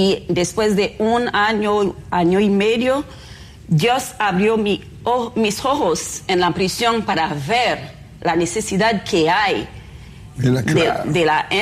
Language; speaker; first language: Spanish; non-native, fluent; Haitian Creole